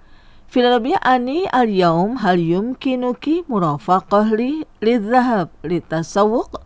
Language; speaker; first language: Arabic; non-native, fluent; Indonesian